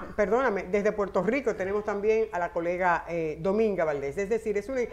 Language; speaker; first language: Spanish; native; Spanish